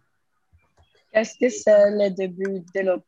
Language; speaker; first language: French; non-native, learner; Spanish